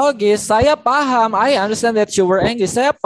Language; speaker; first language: English; non-native, fluent; Indonesian